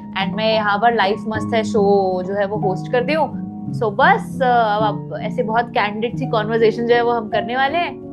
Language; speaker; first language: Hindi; native; Hindi